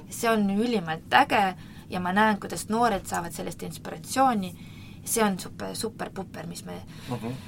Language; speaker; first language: Estonian; non-native, local second language; Russian